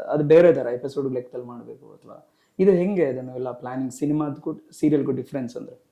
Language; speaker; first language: Kannada; native; Kannada